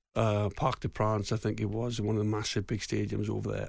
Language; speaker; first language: English; native; English